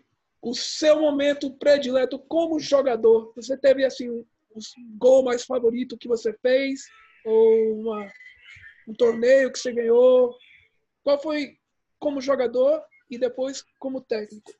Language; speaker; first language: Portuguese; early bilingual, heritage; Portuguese